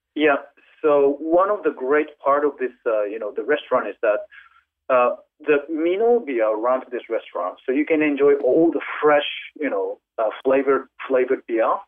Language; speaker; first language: English; non-native, fluent; Japanese